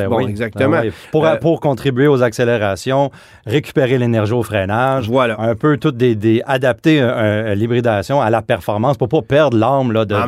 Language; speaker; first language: French; native; French